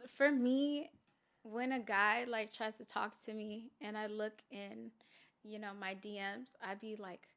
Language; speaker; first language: English; native; English